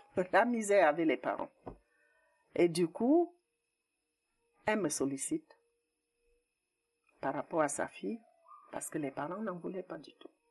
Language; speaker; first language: French; non-native, local second language; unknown